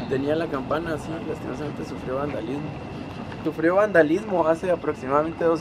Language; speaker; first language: Spanish; native; Spanish